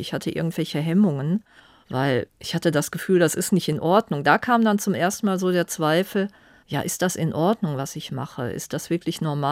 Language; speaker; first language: German; native; German